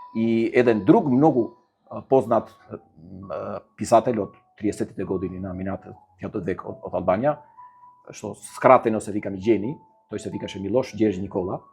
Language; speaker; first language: Macedonian; non-native, fluent; Albanian